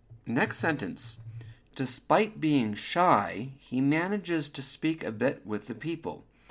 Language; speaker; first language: English; native; English